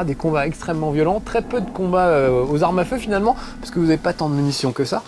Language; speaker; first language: French; native; French